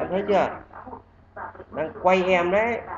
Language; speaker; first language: Vietnamese; native; Vietnamese